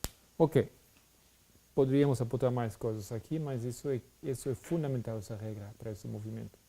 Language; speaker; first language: Portuguese; non-native, fluent; Spanish